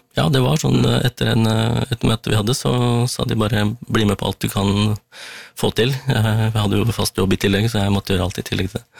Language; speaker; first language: Norwegian; early bilingual, other home language; Tamil